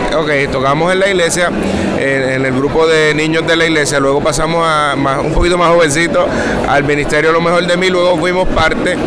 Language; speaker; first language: Spanish; native; Spanish